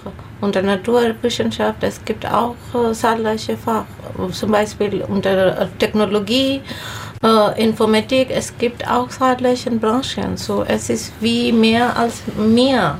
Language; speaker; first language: German; non-native, learner; Bangla